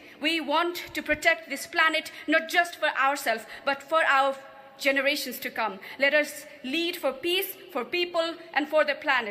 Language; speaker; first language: English; non-native, local second language; Nepali